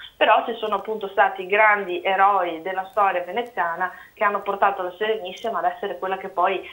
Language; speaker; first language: Italian; native; Italian